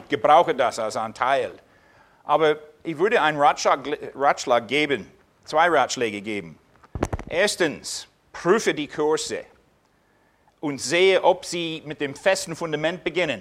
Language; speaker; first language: German; non-native, fluent; English